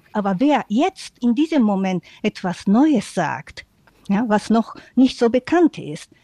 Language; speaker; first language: German; non-native, fluent; Japanese